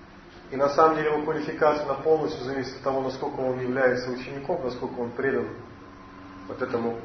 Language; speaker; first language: Russian; native; Russian